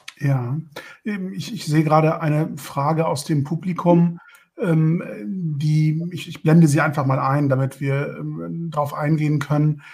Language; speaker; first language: German; early bilingual, other home language; Turkish